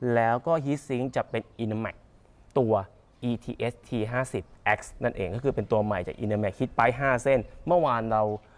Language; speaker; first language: Thai; native; Thai